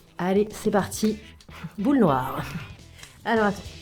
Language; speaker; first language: French; native; French